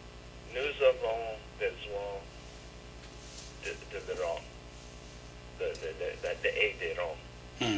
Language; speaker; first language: French; non-native, fluent; English